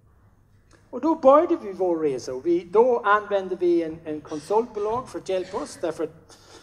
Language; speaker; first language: Swedish; non-native, fluent; English